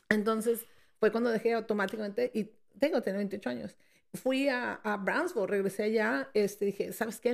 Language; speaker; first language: Spanish; early bilingual, heritage; Spanish